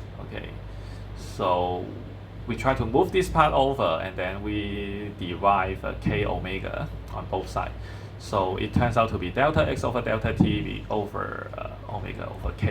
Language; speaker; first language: English; non-native, fluent; Chinese